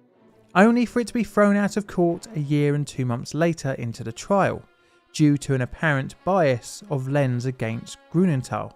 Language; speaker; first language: English; native; English